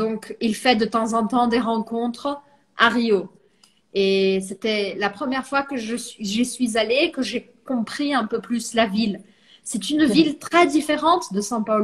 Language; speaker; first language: French; non-native, fluent; Portuguese